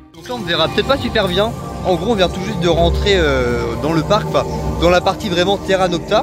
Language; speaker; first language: French; native; French